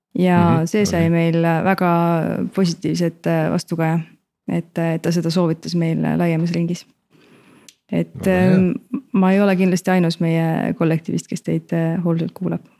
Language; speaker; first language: Estonian; native; Estonian